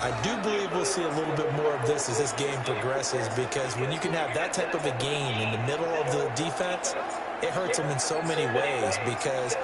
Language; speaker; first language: English; native; English